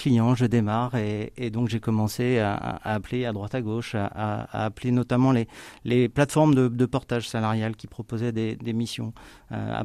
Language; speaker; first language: French; native; French